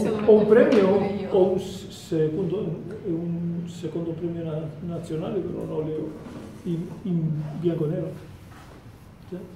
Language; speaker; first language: Italian; non-native, fluent; Spanish